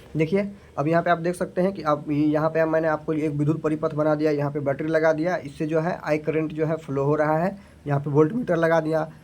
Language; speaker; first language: Hindi; native; Hindi